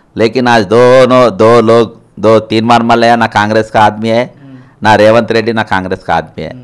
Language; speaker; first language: Hindi; non-native, local second language; Telugu